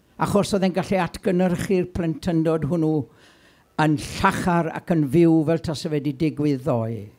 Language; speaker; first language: Welsh; native; Welsh